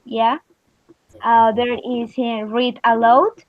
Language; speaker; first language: English; non-native, learner; Spanish